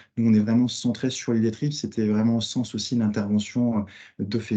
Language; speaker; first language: French; native; French